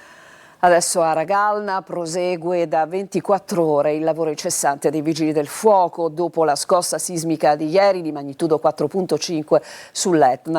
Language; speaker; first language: Italian; native; Italian